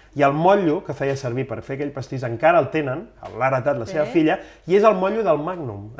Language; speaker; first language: Catalan; native; Catalan